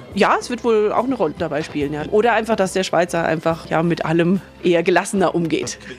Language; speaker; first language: German; native; German